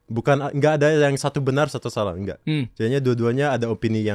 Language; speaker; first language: Indonesian; non-native, local second language; English